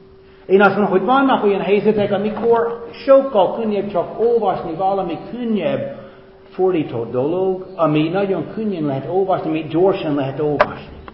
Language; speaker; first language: Hungarian; non-native, fluent; English